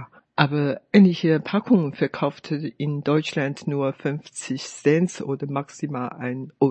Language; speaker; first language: German; non-native, fluent; Chinese